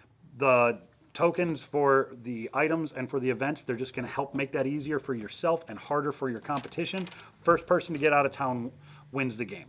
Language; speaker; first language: English; native; English